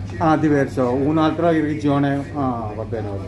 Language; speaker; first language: Italian; non-native, learner; Malayalam